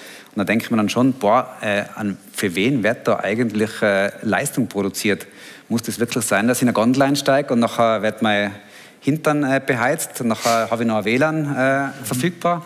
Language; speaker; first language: German; native; German